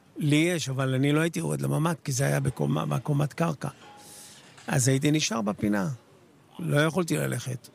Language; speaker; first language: Hebrew; native; Hebrew